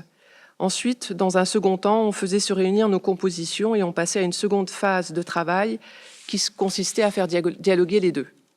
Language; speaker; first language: French; native; French